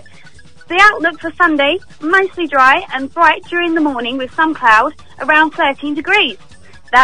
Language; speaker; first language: English; native; English